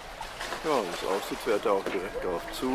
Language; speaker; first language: German; native; German